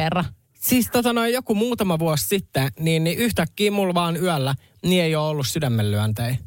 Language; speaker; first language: Finnish; native; Finnish